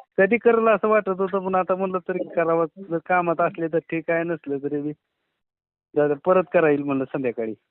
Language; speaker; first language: Marathi; native; Marathi